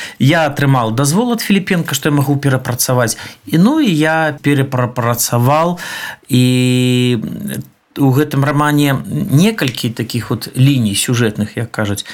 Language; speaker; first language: Belarusian; non-native, local second language; Russian